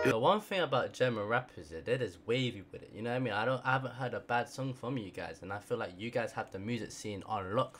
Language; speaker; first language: English; native; English